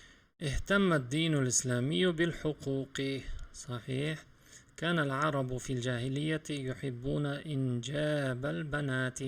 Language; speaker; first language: Arabic; non-native, fluent; Uzbek